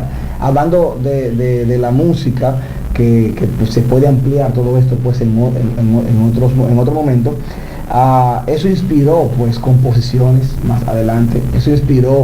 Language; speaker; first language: Spanish; native; Spanish